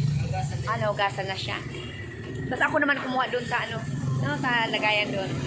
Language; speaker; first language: Filipino; non-native, local second language; Cebuano